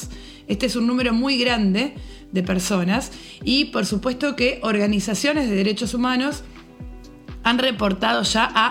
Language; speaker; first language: Spanish; native; Spanish